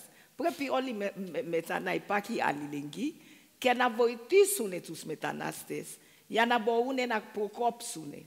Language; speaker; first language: Greek; non-native, fluent; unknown